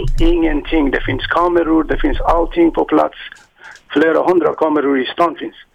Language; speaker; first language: Swedish; non-native, learner; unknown